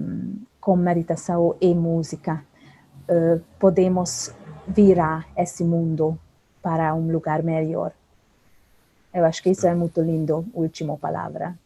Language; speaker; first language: Portuguese; non-native, fluent; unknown